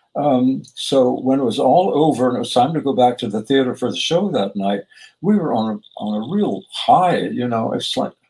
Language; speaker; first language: English; native; English